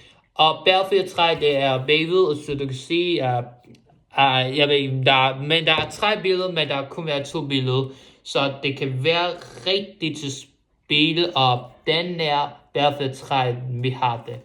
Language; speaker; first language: Danish; non-native, local second language; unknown